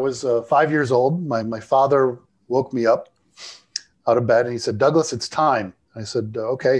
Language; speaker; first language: English; native; English